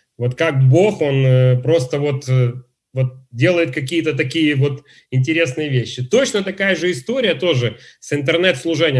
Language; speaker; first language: Russian; native; Russian